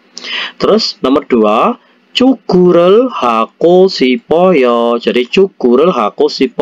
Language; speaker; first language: Korean; non-native, fluent; Indonesian